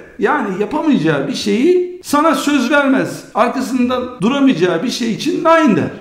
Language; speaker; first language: Turkish; early bilingual, heritage; Turkish